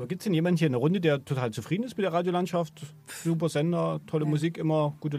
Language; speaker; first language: German; native; German